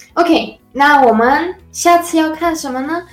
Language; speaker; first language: Chinese; non-native, fluent; Spanish